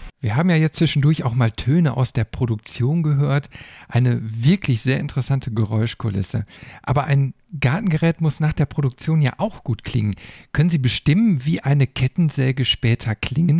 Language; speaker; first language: German; native; German